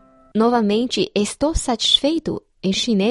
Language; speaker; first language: Portuguese; non-native, fluent; Chinese